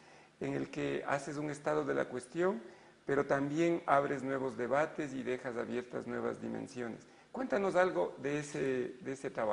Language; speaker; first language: Spanish; native; Spanish